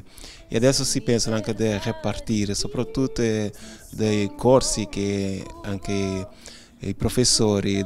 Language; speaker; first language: Italian; non-native, fluent; Kabuverdianu